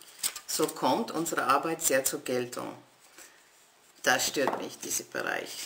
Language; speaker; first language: German; non-native, fluent; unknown